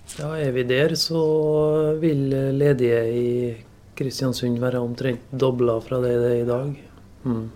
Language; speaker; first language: Norwegian; native; Norwegian